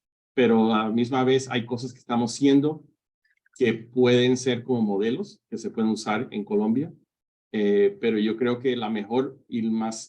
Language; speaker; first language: Spanish; early bilingual, heritage; Spanish